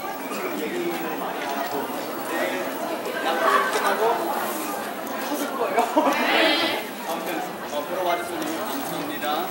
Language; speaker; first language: Korean; early bilingual, heritage; English